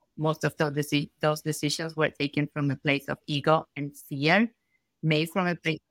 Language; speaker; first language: English; non-native, fluent; Spanish